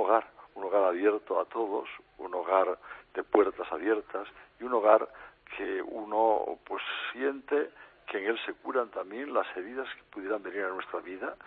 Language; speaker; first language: Spanish; native; Spanish